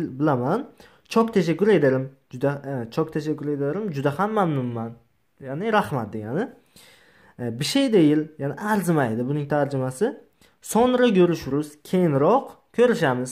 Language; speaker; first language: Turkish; non-native, learner; Uzbek